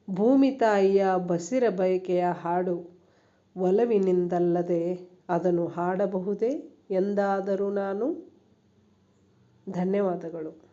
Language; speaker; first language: Kannada; native; Kannada